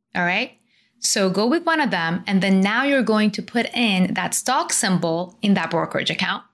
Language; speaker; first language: English; non-native, fluent; Persian